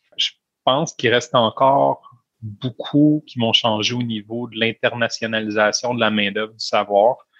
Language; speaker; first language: French; native; French